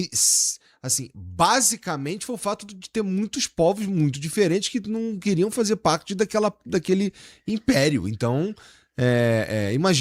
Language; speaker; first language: Portuguese; native; Portuguese